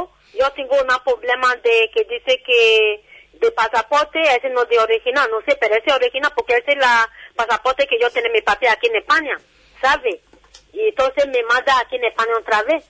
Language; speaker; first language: Spanish; non-native, learner; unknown